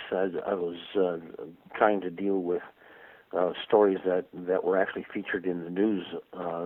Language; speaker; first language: English; native; English